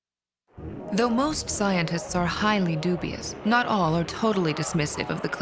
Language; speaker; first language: English; native; English